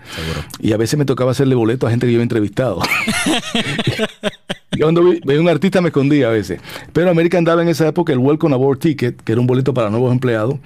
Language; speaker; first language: Spanish; native; Spanish